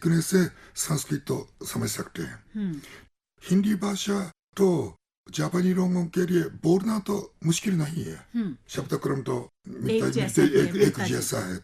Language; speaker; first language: Hindi; non-native, fluent; Japanese